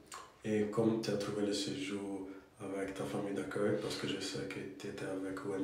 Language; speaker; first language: French; non-native, fluent; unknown